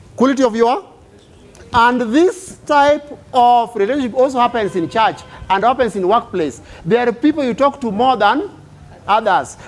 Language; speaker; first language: English; non-native, local second language; Swahili